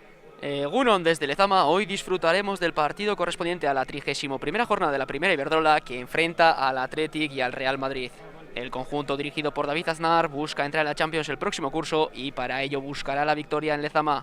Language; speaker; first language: Spanish; native; Spanish